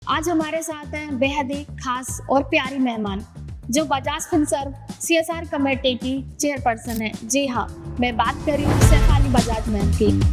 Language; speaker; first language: Hindi; native; Hindi